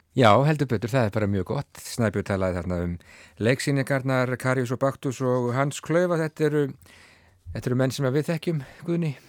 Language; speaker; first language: Icelandic; native; Icelandic